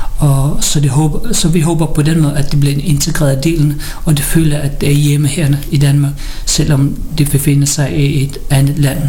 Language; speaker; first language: Danish; early bilingual, other home language; Filipino